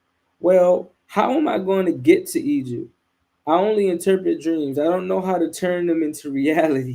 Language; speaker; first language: English; native; English